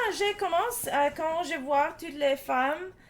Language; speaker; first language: French; non-native, learner; English